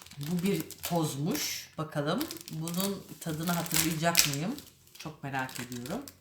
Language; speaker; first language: Turkish; early bilingual, heritage; Turkish